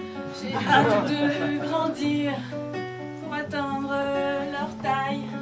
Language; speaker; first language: French; native; French